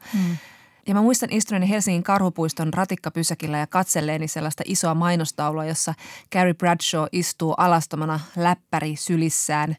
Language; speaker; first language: Finnish; native; Finnish